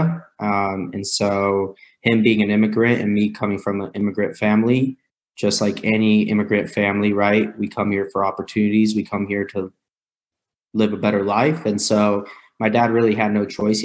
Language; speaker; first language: English; native; English